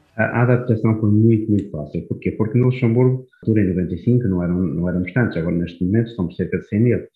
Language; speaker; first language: Portuguese; native; Portuguese